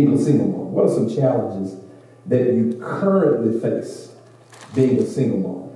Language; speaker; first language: English; native; English